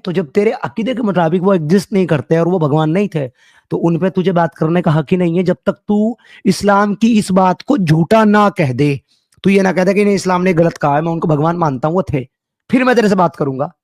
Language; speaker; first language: Hindi; native; Hindi